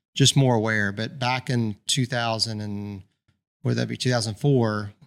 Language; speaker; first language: English; native; English